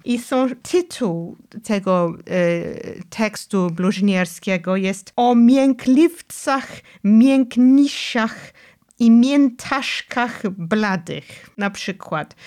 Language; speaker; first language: Polish; non-native, fluent; English